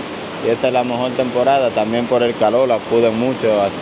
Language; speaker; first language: Spanish; native; Spanish